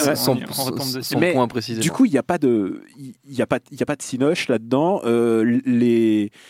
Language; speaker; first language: French; non-native, fluent; Russian